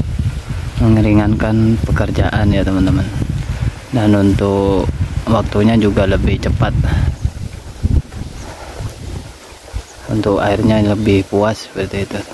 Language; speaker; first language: Indonesian; non-native, local second language; Madurese